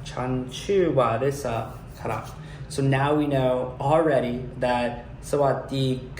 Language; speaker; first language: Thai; non-native, learner; English